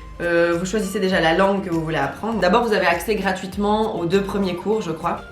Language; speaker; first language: French; native; French